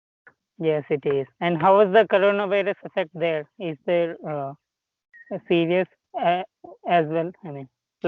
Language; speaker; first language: English; non-native, local second language; Telugu